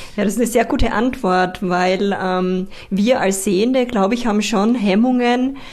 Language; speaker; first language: German; native; German